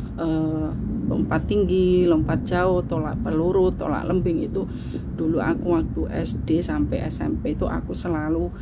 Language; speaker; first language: Indonesian; non-native, local second language; Javanese